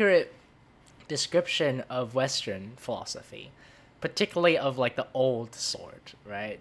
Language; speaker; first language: English; non-native, local second language; Cantonese